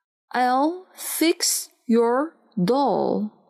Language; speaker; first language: English; non-native, fluent; Chinese